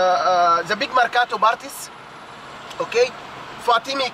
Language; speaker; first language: English; non-native, learner; Arabic